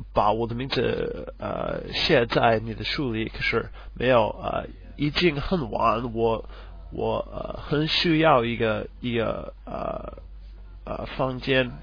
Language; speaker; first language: Chinese; non-native, learner; English